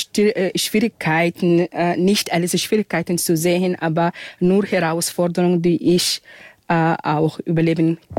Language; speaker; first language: German; non-native, fluent; Arabic